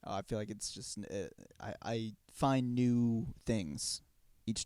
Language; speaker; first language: English; native; English